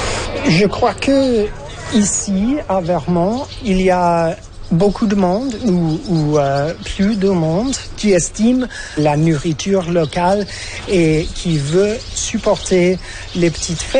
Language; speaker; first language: French; non-native, fluent; English